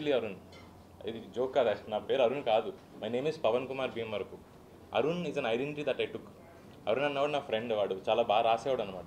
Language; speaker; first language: Telugu; native; Telugu